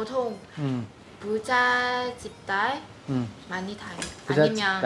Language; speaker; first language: Korean; non-native, learner; Vietnamese